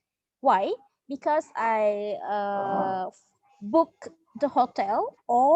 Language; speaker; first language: English; non-native, learner; Indonesian